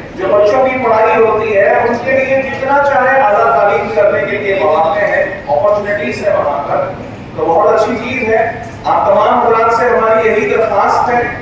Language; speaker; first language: Urdu; native; Urdu